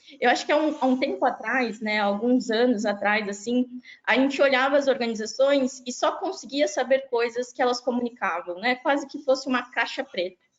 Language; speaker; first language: Portuguese; native; Portuguese